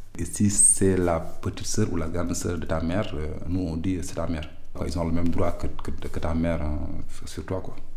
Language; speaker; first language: French; non-native, local second language; Wolof